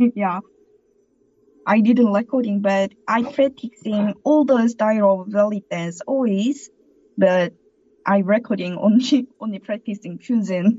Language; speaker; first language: English; non-native, learner; Korean